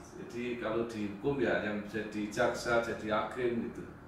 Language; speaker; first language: Indonesian; native; Indonesian